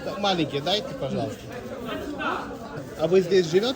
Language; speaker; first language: Russian; non-native, fluent; Lithuanian